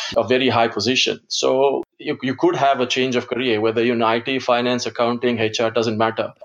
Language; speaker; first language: English; non-native, local second language; Gujarati